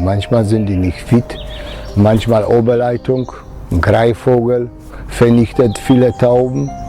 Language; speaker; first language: German; non-native, fluent; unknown